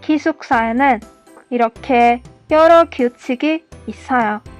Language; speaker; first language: Korean; non-native, learner; Persian